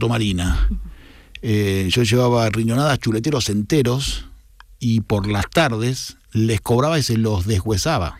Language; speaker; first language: Spanish; native; Spanish